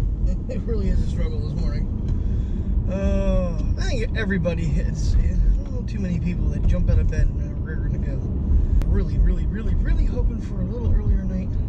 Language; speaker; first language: English; native; English